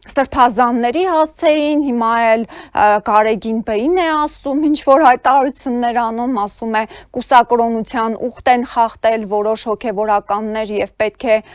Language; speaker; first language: Armenian; native; Armenian